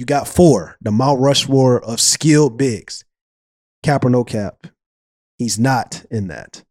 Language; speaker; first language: English; native; English